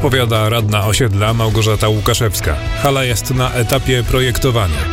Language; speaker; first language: Polish; native; Polish